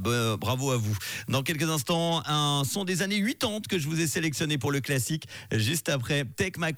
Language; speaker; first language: French; native; French